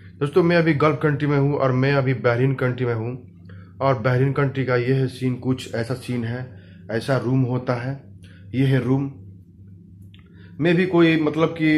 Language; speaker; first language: Hindi; native; Hindi